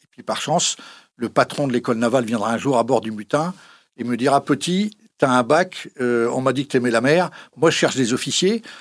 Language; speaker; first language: French; native; French